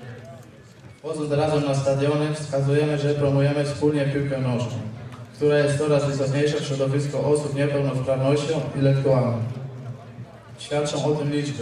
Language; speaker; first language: Polish; native; Polish